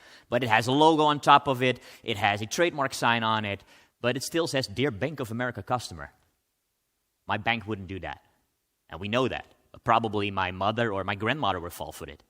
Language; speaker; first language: English; non-native, fluent; Dutch